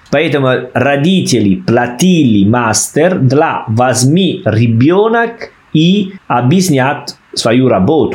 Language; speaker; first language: Russian; non-native, fluent; Italian